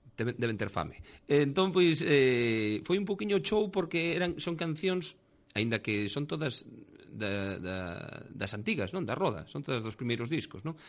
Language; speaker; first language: Galician; native; Galician